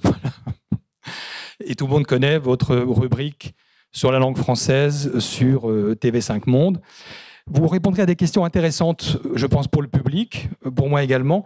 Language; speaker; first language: French; native; French